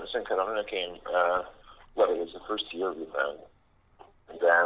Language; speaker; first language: English; non-native, fluent; Ukrainian